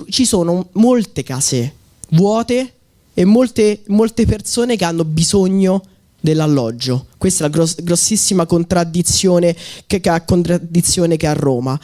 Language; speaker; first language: Italian; native; Italian